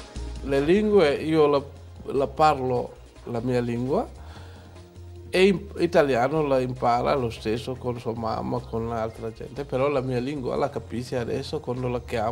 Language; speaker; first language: Italian; non-native, learner; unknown